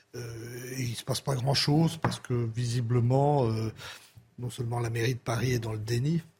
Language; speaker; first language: French; non-native, fluent; English